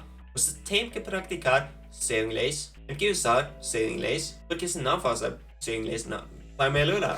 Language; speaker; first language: Portuguese; non-native, fluent; Norwegian